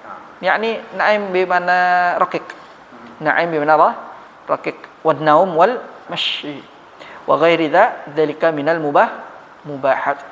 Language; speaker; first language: Arabic; non-native, fluent; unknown